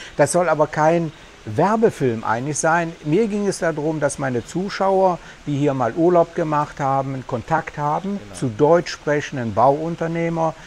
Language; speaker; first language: German; native; German